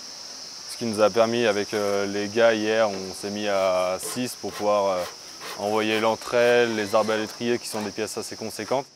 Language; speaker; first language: French; native; French